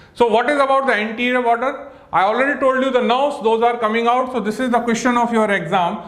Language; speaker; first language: English; non-native, local second language; Hindi